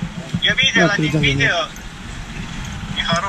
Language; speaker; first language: Russian; non-native, learner; Estonian